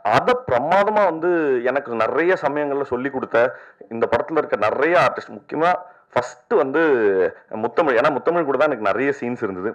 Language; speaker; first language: Tamil; native; Tamil